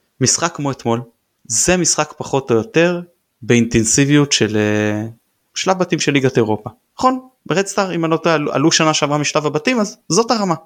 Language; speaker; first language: Hebrew; native; Hebrew